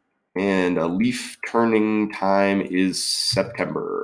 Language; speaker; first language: English; native; English